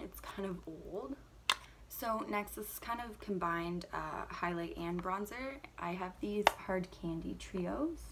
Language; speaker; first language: English; native; English